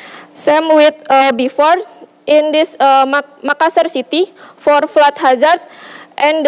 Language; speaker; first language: English; non-native, learner; Indonesian